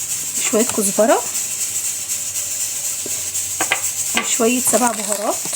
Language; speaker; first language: Arabic; native; Arabic